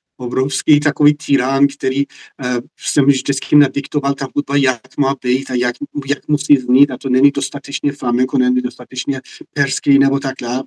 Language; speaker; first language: Czech; non-native, fluent; Persian